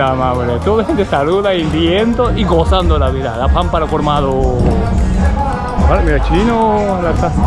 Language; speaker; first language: Spanish; non-native, learner; Japanese